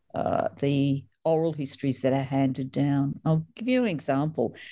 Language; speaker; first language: English; native; English